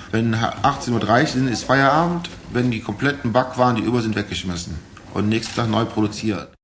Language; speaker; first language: German; native; German